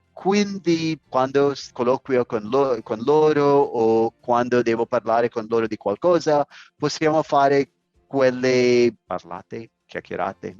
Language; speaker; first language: Italian; non-native, learner; English